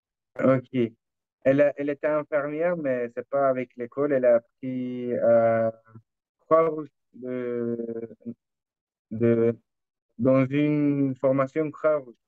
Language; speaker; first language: French; non-native, learner; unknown